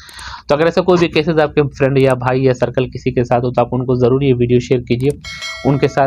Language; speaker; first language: Hindi; native; Hindi